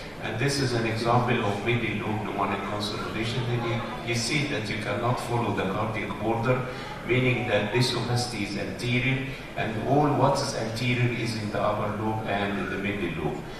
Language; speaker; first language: English; non-native, fluent; Arabic